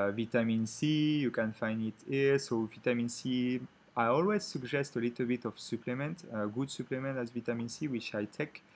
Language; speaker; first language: English; non-native, fluent; French